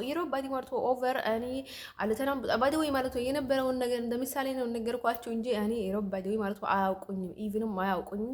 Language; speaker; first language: Amharic; native; Amharic